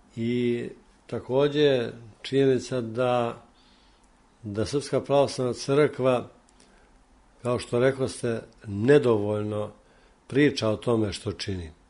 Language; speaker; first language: Serbian; native; Serbian